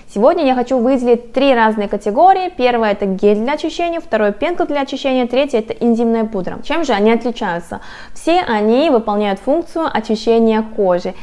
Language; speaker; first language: Russian; non-native, fluent; Korean